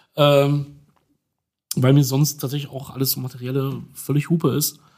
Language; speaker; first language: German; native; German